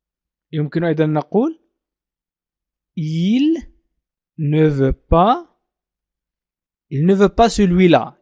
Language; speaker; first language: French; non-native, fluent; Arabic